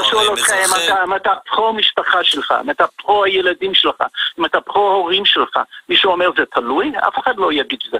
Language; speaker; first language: Hebrew; non-native, fluent; English